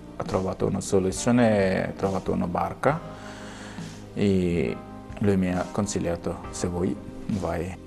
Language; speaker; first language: Italian; non-native, learner; Bangla